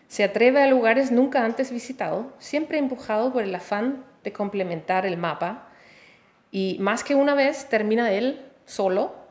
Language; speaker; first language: Spanish; non-native, fluent; Danish